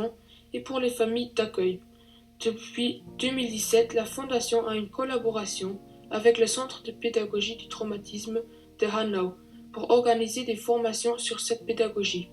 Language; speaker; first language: French; non-native, local second language; Luxembourgish